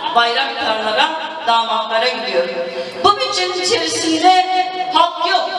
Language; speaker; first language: Turkish; non-native, local second language; Kurdish